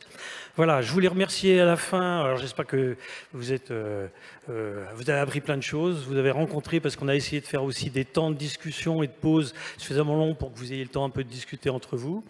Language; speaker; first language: French; native; French